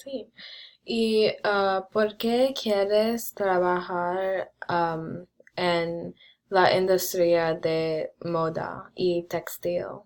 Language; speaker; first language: Spanish; non-native, learner; English